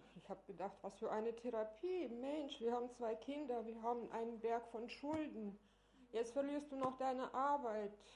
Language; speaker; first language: German; non-native, fluent; Russian